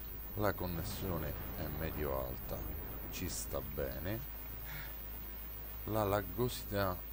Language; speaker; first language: Italian; native; Italian